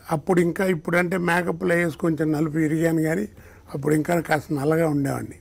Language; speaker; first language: Telugu; native; Telugu